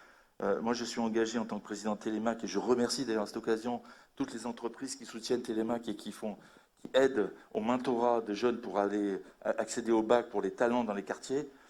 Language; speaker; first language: French; native; French